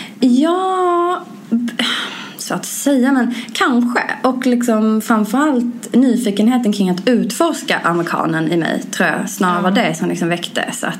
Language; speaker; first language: Swedish; native; Swedish